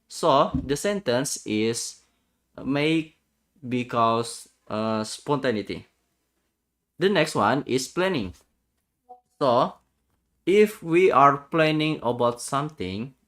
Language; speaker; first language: English; non-native, learner; Indonesian